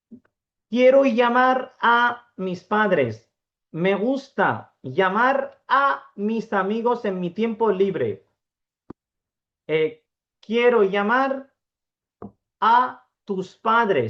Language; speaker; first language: Spanish; non-native, fluent; Urdu